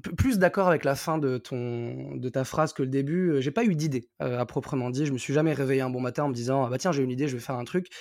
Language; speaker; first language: French; non-native, local second language; Arabic